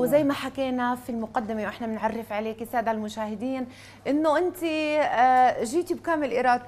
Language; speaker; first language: Arabic; native; Arabic